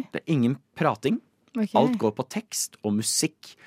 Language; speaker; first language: Norwegian; native; Norwegian